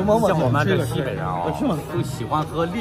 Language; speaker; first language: Chinese; native; Chinese